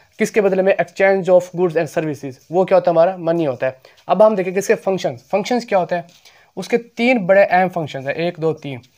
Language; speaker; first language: Urdu; non-native, local second language; Punjabi